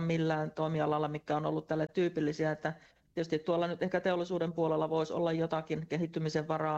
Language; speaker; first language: Finnish; native; Finnish